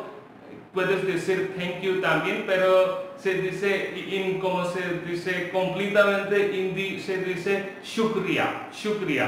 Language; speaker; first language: Spanish; non-native, local second language; Hindi